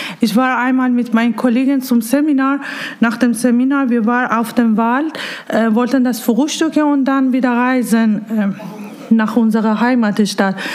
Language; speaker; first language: German; non-native, learner; Persian